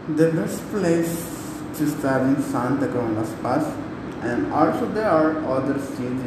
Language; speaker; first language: English; non-native, learner; Spanish